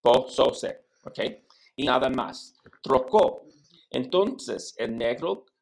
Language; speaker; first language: Spanish; non-native, learner; English